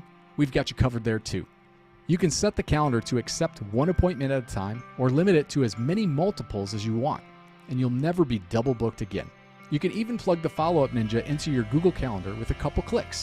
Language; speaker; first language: English; native; English